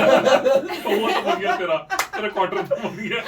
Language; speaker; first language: Hindi; native; Hindi